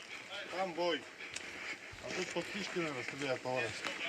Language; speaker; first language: Russian; native; Russian